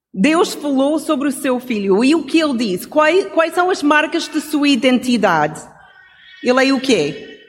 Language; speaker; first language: Portuguese; non-native, fluent; English